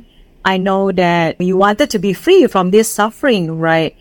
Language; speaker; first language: English; non-native, fluent; Indonesian